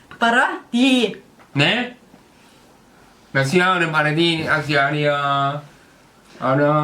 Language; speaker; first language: Turkish; non-native, learner; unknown